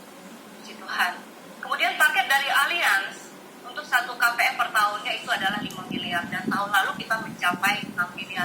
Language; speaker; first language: Indonesian; native; Indonesian